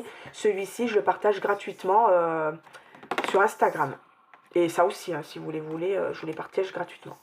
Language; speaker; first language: French; native; French